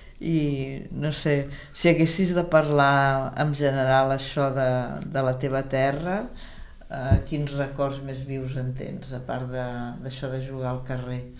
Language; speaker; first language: Catalan; native; Catalan